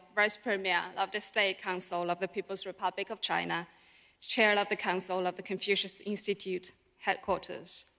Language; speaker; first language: English; non-native, fluent; Chinese